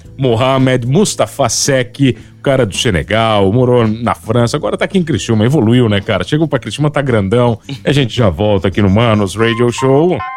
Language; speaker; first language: Portuguese; native; Portuguese